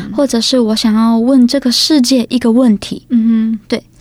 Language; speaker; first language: Chinese; native; Chinese